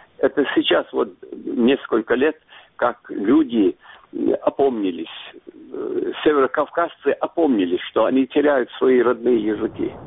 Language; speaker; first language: Russian; non-native, local second language; Ingush